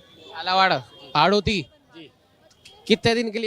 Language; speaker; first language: Hindi; native; Hindi